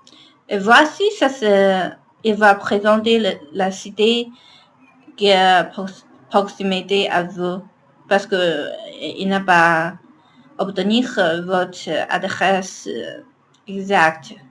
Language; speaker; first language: French; non-native, learner; Chinese